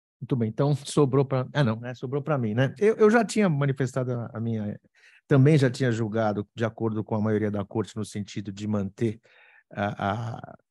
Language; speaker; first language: Portuguese; native; Portuguese